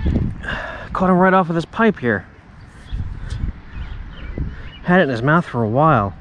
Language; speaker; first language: English; native; English